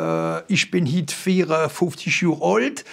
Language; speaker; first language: German; non-native, local second language; French